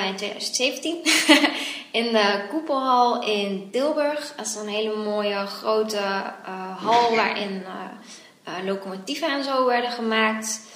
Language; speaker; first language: Dutch; native; Dutch